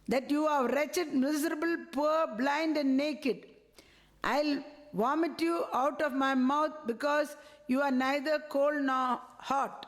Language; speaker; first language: English; non-native, local second language; Tamil